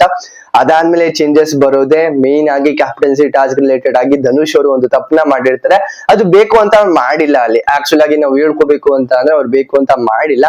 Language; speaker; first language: Kannada; native; Kannada